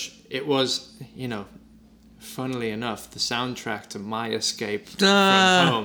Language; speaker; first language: English; native; English